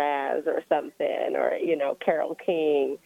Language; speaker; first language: English; native; English